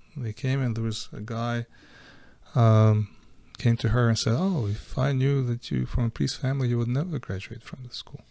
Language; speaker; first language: English; non-native, fluent; Ukrainian